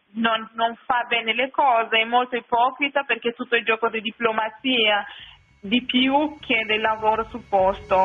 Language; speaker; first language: Italian; non-native, fluent; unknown